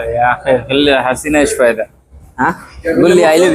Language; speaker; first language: Arabic; non-native, learner; Bangla